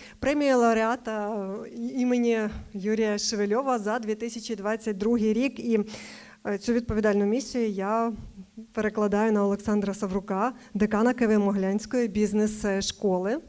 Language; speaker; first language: Ukrainian; native; Ukrainian